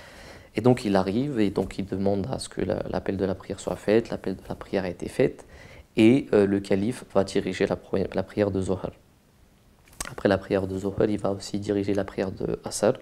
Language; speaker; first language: French; native; French